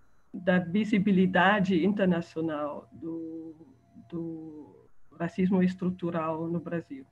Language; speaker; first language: Portuguese; non-native, fluent; German